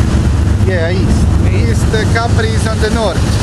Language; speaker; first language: English; non-native, learner; Croatian